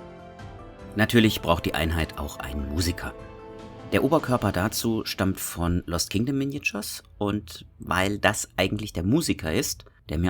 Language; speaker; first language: German; native; German